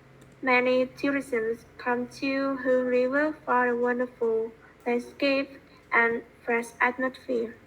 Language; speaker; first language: English; non-native, learner; Vietnamese